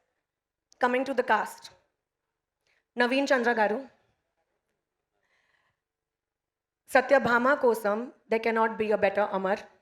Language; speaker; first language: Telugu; non-native, learner; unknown